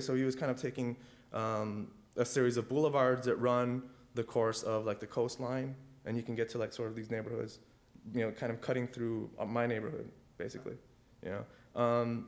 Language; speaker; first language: English; early bilingual, other home language; Spanish